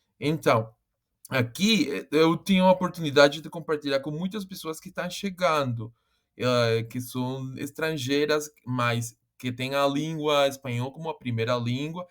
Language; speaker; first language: Portuguese; non-native, fluent; Spanish